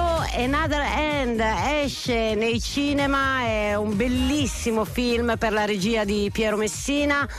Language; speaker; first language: Italian; native; Italian